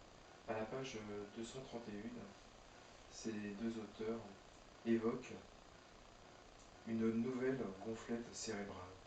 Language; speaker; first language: French; native; French